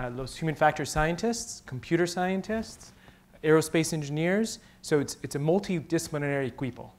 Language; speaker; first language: Spanish; non-native, learner; English